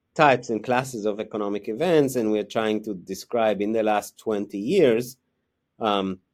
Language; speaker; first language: English; non-native, fluent; Hebrew